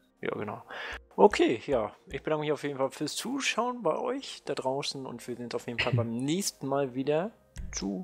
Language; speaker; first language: German; native; German